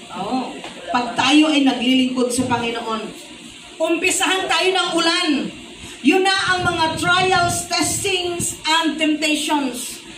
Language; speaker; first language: Filipino; non-native, local second language; Cebuano